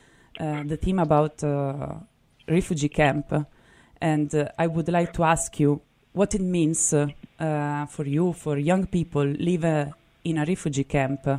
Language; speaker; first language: English; non-native, fluent; Italian